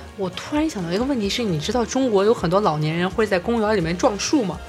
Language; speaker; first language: Chinese; native; Chinese